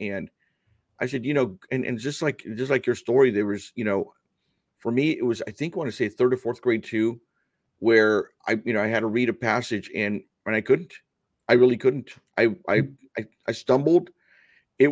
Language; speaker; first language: English; early bilingual, other home language; Spanish